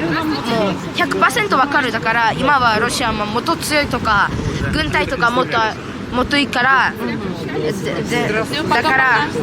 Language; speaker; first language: Japanese; non-native, learner; Russian